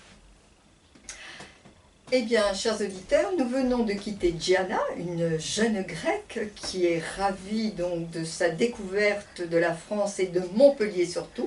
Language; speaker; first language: French; native; French